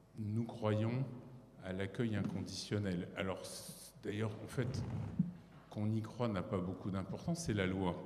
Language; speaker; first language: French; native; French